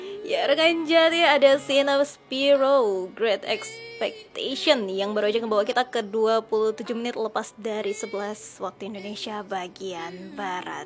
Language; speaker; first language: Indonesian; native; Indonesian